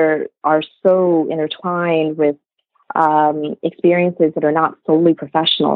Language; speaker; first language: English; native; English